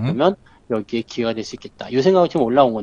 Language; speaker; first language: Korean; native; Korean